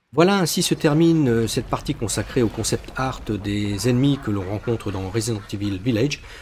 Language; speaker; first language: French; native; French